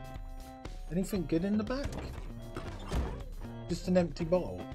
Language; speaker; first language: English; native; English